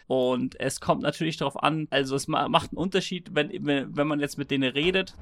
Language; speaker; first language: German; native; German